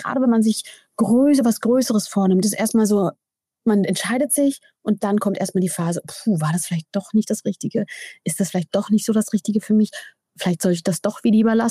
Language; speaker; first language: German; native; German